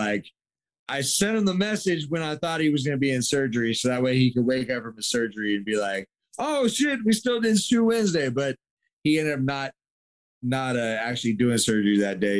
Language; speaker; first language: English; native; English